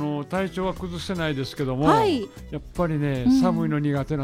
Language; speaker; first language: Japanese; native; Japanese